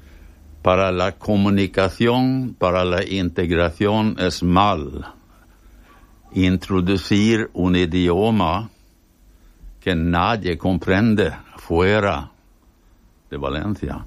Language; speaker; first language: Spanish; non-native, fluent; Swedish